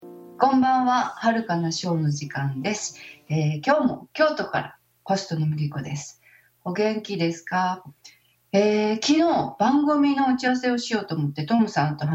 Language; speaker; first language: Japanese; native; Japanese